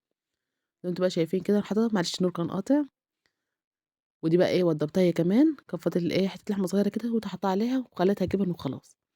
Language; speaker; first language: Arabic; native; Arabic